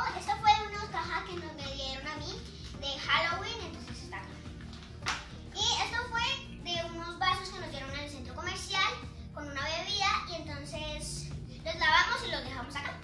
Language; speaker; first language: Spanish; native; Spanish